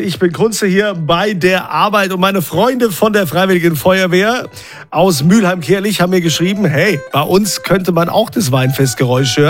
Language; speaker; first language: German; native; German